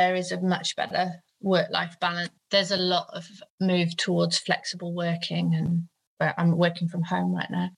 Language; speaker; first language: English; native; English